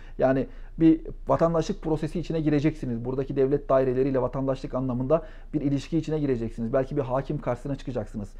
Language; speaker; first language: Turkish; native; Turkish